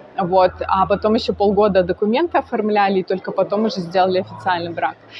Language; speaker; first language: Russian; native; Russian